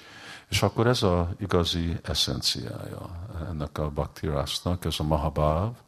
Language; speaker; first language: Hungarian; early bilingual, heritage; Hungarian